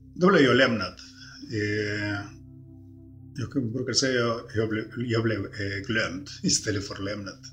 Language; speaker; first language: Swedish; early bilingual, other home language; Spanish